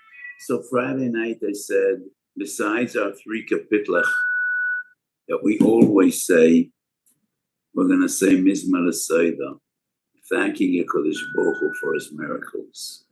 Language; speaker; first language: English; non-native, fluent; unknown